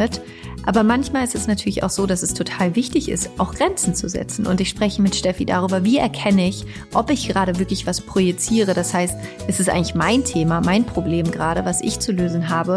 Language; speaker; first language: German; native; German